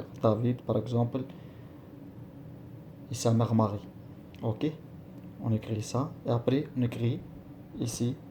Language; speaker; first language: French; non-native, learner; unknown